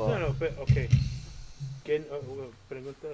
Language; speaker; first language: Spanish; early bilingual, heritage; Spanish